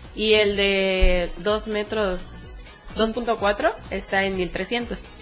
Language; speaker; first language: Spanish; native; Spanish